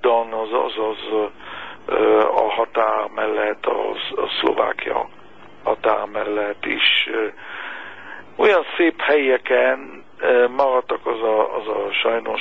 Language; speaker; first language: Hungarian; non-native, fluent; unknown